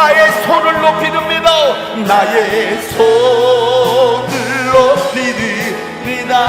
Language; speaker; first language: Korean; native; Korean